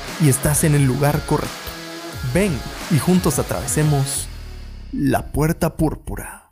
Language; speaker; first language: Spanish; native; Spanish